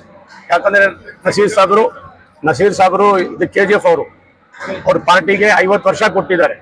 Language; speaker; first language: Kannada; non-native, local second language; Urdu